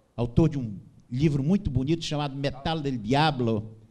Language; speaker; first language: Portuguese; native; Portuguese